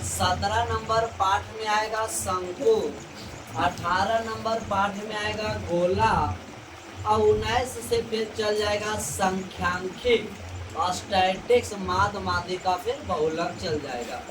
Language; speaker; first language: Hindi; native; Hindi